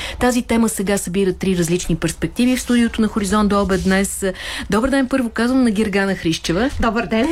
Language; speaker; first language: Bulgarian; native; Bulgarian